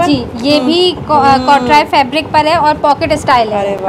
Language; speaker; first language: Urdu; native; Urdu